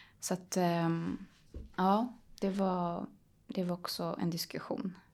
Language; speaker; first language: Swedish; early bilingual, other home language; Polish